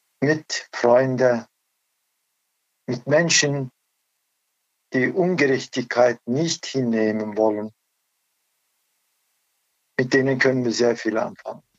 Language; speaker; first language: German; non-native, learner; Turkish